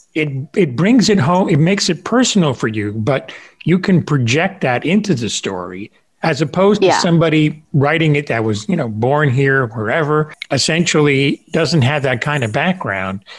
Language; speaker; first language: English; early bilingual, other home language; Spanish